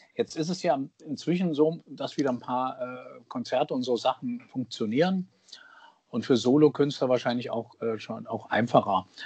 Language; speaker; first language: German; native; German